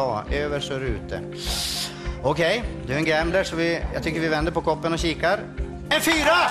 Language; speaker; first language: Swedish; native; Swedish